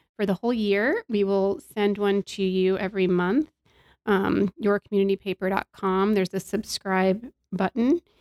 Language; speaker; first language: English; native; English